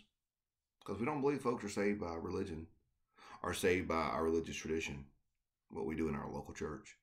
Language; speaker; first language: English; native; English